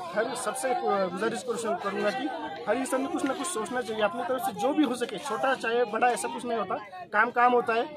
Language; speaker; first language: Hindi; native; Hindi